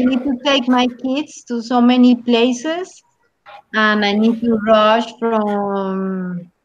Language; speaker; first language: English; non-native, learner; Spanish